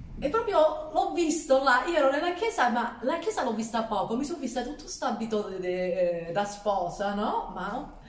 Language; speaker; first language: Italian; native; Italian